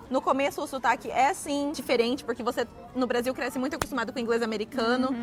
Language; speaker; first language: Portuguese; native; Portuguese